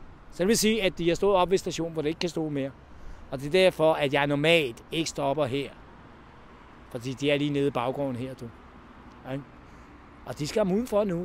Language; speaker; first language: Danish; non-native, fluent; Hungarian